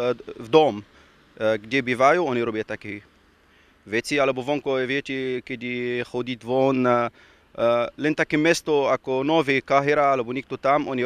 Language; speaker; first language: Slovak; non-native, learner; Arabic